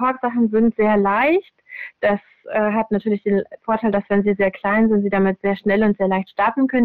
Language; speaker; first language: German; native; German